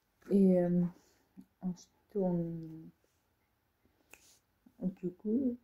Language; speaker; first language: French; native; French